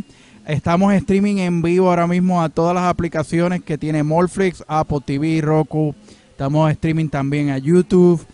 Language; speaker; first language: Spanish; native; Spanish